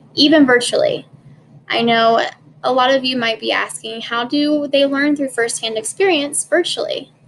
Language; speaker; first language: English; native; English